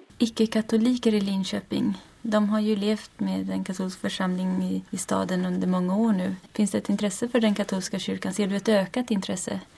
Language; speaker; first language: Swedish; native; Swedish